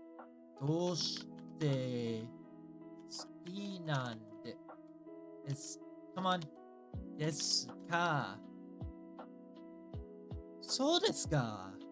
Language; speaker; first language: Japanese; non-native, learner; English